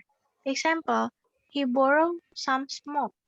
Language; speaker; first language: English; non-native, learner; Indonesian